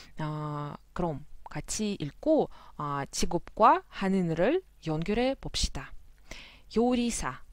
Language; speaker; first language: Korean; non-native, fluent; Russian